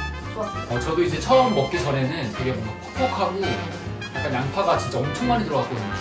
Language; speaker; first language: Korean; native; Korean